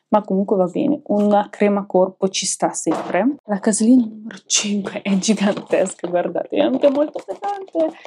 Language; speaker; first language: Italian; non-native, fluent; Ukrainian